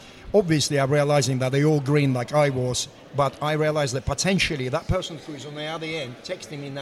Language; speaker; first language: English; non-native, fluent; Russian